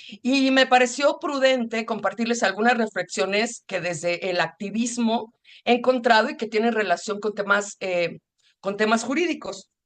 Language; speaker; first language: Spanish; native; Spanish